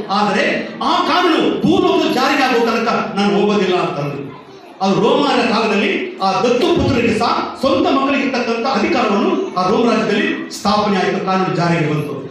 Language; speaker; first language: Kannada; non-native, local second language; Tamil